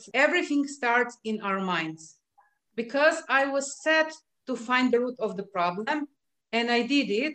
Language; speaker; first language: English; non-native, fluent; Slovenian